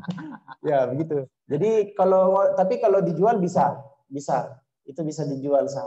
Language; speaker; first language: Indonesian; native; Indonesian